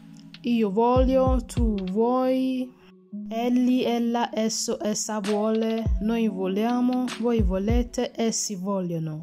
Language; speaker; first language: Italian; non-native, learner; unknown